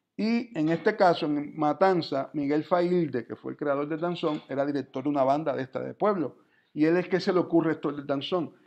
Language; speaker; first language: Spanish; native; Spanish